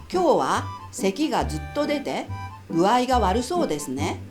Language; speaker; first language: Japanese; native; Japanese